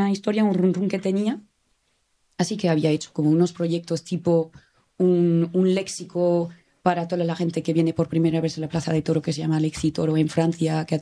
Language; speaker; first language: Spanish; non-native, fluent; French